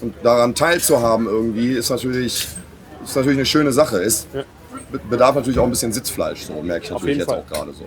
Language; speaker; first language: German; native; German